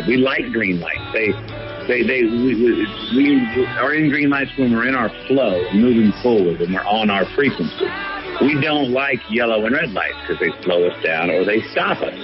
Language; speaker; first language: English; native; English